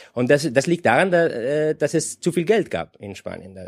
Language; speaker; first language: German; non-native, fluent; Spanish